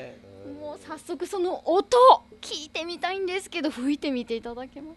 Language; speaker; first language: Japanese; native; Japanese